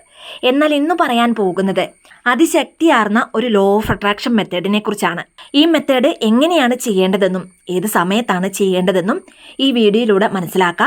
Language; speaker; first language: Malayalam; native; Malayalam